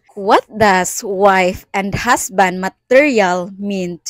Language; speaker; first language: English; non-native, local second language; Cebuano